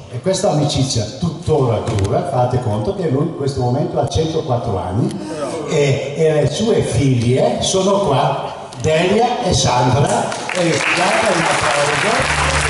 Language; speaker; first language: Italian; non-native, fluent; Hungarian